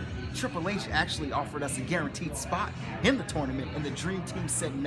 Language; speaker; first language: English; native; English